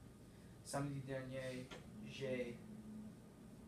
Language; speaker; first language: French; non-native, learner; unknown